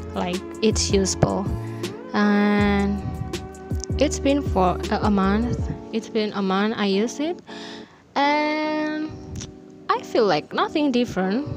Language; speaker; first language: English; non-native, learner; Indonesian